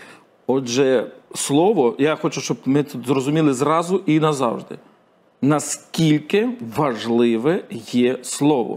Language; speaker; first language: Ukrainian; native; Ukrainian